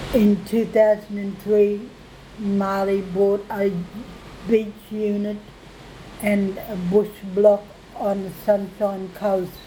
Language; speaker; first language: English; native; English